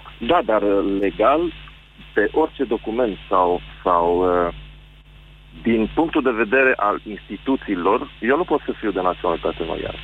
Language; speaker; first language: Romanian; non-native, local second language; Hungarian